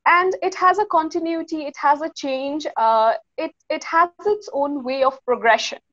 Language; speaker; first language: English; non-native, local second language; Nepali